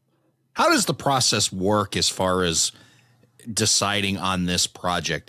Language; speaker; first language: English; native; English